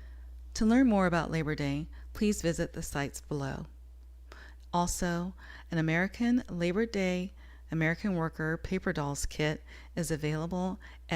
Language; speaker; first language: English; native; English